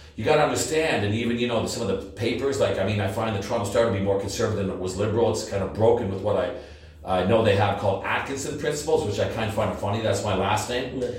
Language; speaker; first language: English; native; English